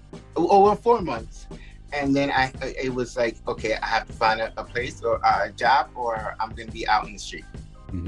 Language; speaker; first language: English; early bilingual, other home language; Spanish